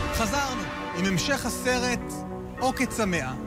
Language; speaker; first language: Hebrew; native; Hebrew